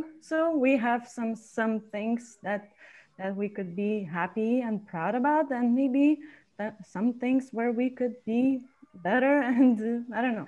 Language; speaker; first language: English; non-native, fluent; Lithuanian